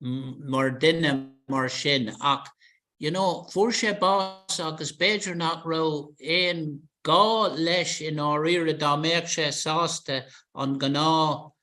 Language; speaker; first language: Irish; non-native, local second language; English